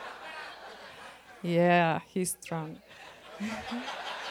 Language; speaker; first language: English; non-native, fluent; Slovenian